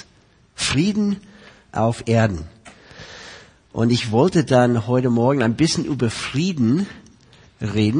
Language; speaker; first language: German; non-native, fluent; English